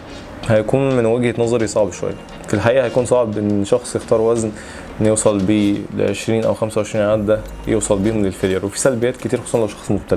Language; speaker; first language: Arabic; native; Arabic